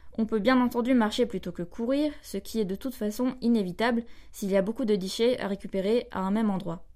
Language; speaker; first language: French; native; French